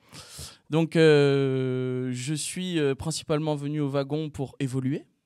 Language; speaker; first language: French; native; French